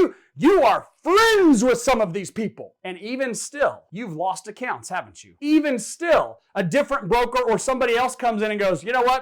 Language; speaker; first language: English; native; English